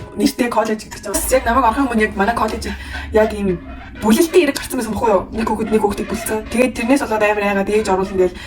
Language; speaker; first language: Mongolian; early bilingual, heritage; Mongolian